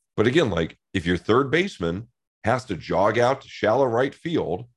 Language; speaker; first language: English; native; English